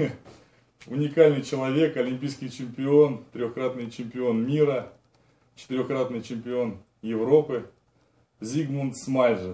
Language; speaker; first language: Russian; native; Russian